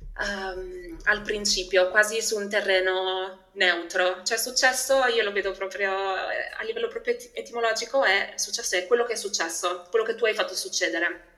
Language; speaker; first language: Italian; early bilingual, other home language; Albanian